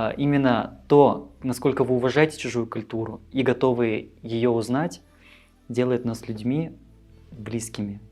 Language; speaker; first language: Russian; native; Russian